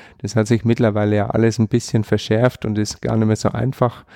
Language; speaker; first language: German; native; German